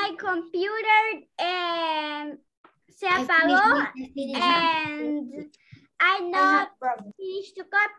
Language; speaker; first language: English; non-native, learner; Spanish